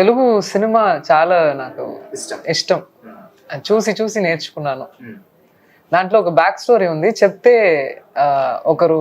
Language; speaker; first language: Telugu; non-native, local second language; Tamil